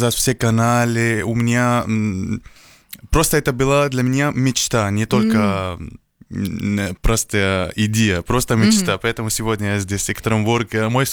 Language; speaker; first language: Russian; non-native, learner; Arabic